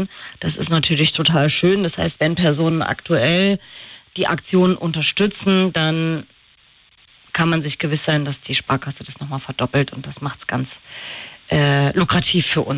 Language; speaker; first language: German; native; German